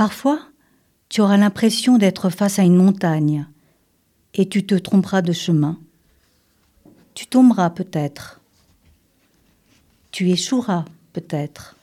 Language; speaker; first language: French; native; French